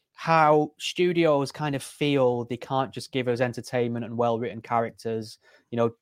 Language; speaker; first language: English; native; English